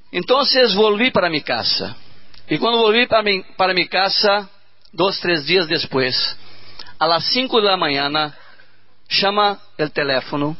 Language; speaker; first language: Spanish; non-native, learner; Portuguese